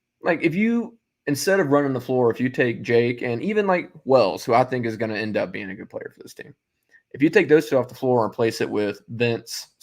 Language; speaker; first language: English; native; English